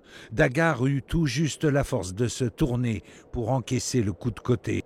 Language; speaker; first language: French; native; French